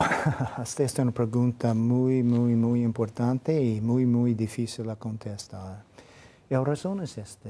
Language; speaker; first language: Spanish; non-native, fluent; English